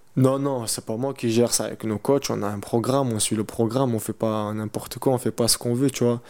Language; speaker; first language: French; early bilingual, other home language; Chechen